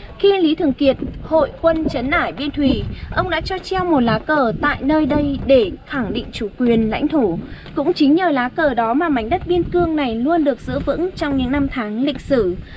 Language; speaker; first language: Vietnamese; non-native, local second language; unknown